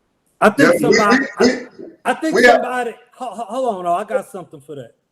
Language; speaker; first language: English; native; English